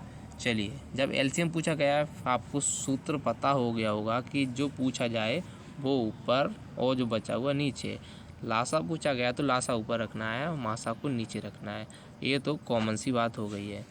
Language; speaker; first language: Hindi; native; Hindi